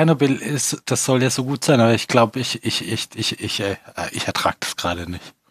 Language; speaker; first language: German; native; German